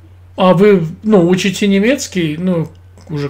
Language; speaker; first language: Russian; native; Russian